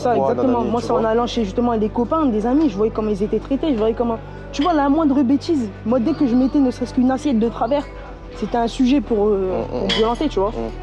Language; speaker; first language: French; native; French